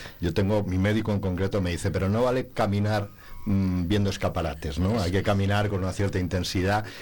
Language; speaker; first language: Spanish; native; Spanish